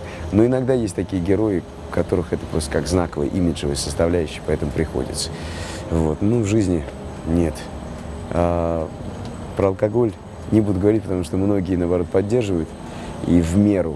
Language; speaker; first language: Russian; native; Russian